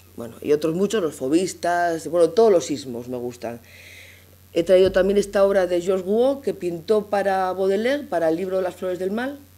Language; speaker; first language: Spanish; native; Spanish